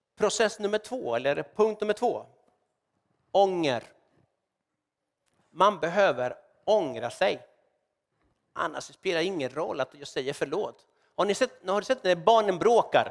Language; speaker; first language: Swedish; non-native, fluent; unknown